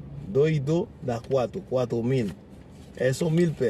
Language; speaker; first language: Spanish; non-native, fluent; Haitian Creole